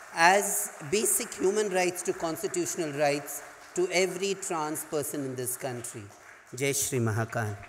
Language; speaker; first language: English; non-native, local second language; Hindi